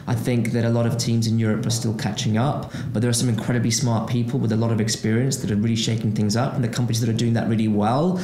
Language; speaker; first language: English; non-native, fluent; Portuguese